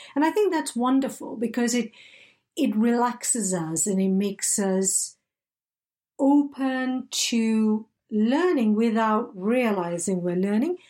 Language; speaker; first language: English; native; English